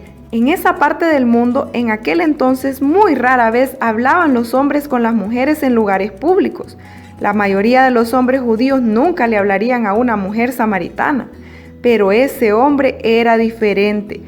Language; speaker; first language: Spanish; native; Spanish